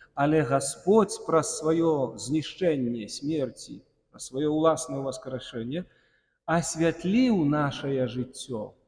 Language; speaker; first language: Belarusian; non-native, local second language; Russian